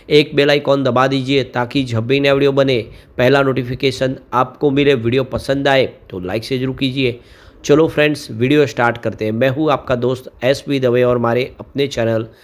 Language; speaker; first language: Hindi; native; Hindi